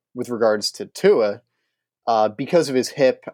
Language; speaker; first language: English; native; English